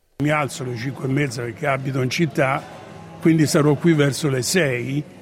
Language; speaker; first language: Italian; native; Italian